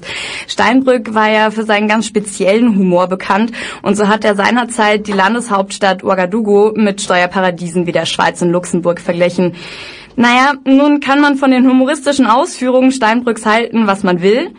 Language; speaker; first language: German; native; German